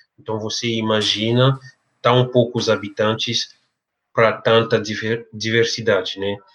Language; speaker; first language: Portuguese; non-native, fluent; French